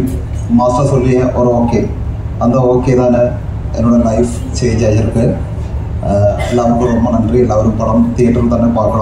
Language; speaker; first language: Tamil; non-native, learner; Malayalam